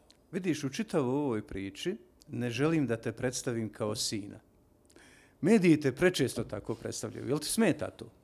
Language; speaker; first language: Serbian; native; Serbian